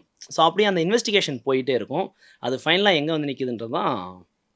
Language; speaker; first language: Tamil; native; Tamil